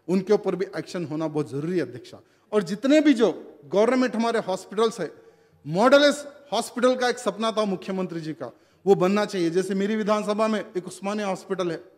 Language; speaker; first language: Hindi; non-native, local second language; Telugu